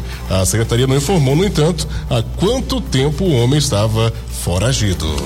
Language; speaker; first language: Portuguese; native; Portuguese